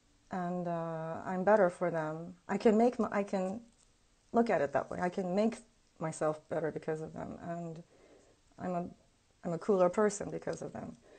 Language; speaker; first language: English; early bilingual, other home language; Japanese